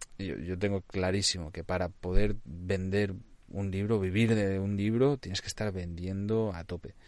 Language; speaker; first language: Spanish; non-native, local second language; Catalan